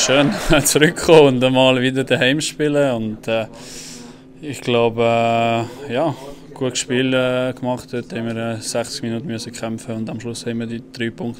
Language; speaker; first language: German; non-native, local second language; French